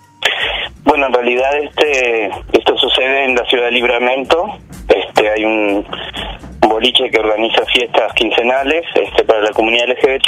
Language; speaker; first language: Spanish; native; Spanish